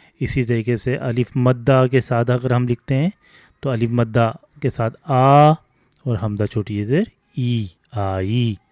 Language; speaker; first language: Urdu; native; Urdu